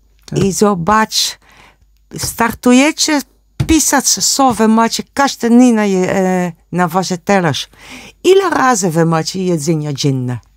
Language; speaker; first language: Polish; non-native, learner; Dutch